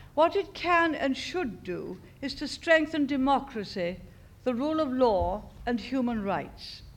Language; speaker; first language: English; native; English